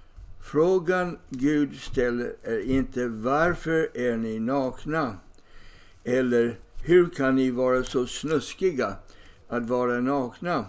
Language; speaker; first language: Swedish; non-native, fluent; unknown